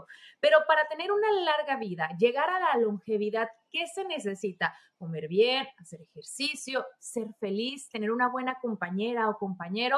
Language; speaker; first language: Spanish; native; Spanish